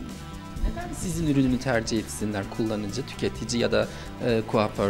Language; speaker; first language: Turkish; native; Turkish